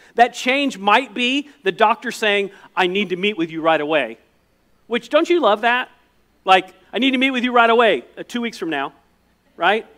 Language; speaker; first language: English; native; English